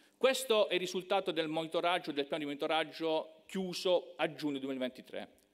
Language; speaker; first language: Italian; native; Italian